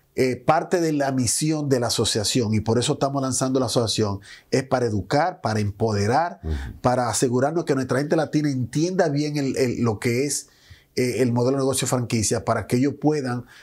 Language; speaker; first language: Spanish; native; Spanish